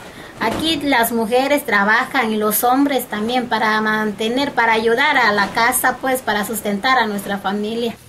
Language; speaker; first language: Spanish; non-native, local second language; Zapotec